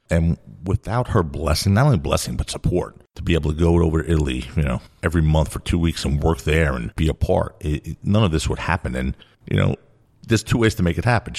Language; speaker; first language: English; native; English